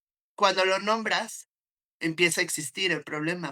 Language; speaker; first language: Spanish; native; Spanish